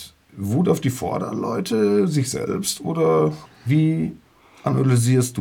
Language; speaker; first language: German; native; German